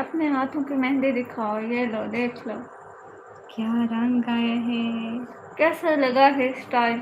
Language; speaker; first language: Urdu; non-native, local second language; Punjabi